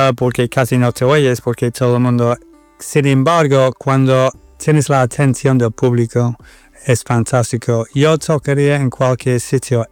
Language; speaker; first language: Spanish; non-native, fluent; English